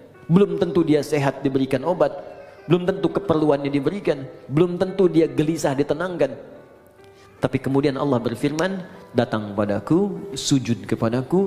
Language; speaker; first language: Indonesian; native; Indonesian